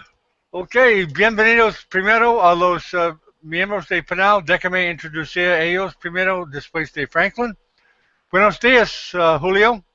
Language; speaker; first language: Spanish; non-native, learner; English